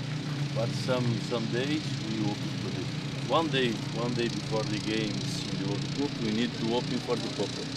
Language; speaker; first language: English; non-native, learner; Portuguese